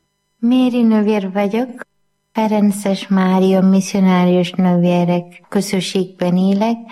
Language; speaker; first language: Hungarian; non-native, learner; Malayalam